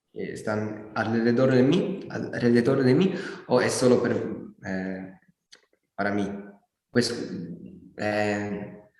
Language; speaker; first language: Spanish; non-native, learner; English